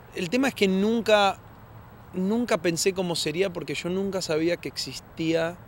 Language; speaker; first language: Spanish; native; Spanish